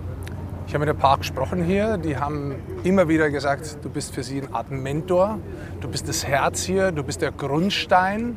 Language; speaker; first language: German; native; German